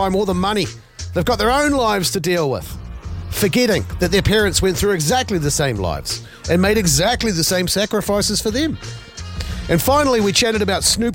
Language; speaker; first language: English; native; English